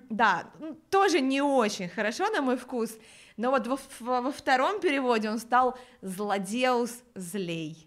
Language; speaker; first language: Russian; native; Russian